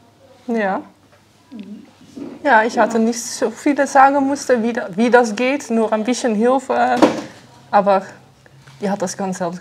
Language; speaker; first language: German; non-native, fluent; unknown